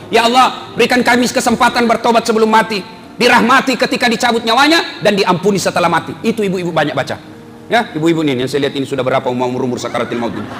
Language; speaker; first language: Indonesian; non-native, local second language; Buginese